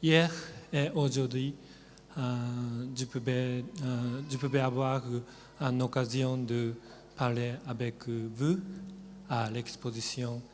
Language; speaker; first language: French; non-native, learner; Japanese